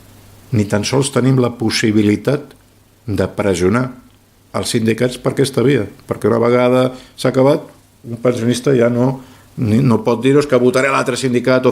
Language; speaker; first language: Catalan; native; Catalan